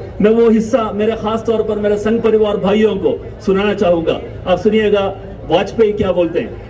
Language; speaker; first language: Urdu; non-native, local second language; Malayalam